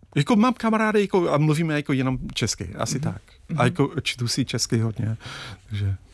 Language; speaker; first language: Czech; non-native, fluent; English